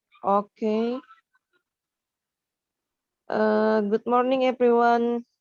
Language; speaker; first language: English; non-native, learner; Indonesian